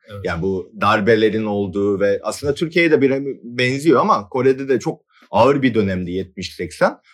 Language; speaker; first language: Turkish; non-native, fluent; Korean